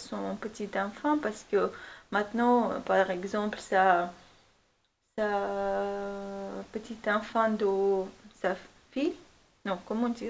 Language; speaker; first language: French; non-native, learner; Armenian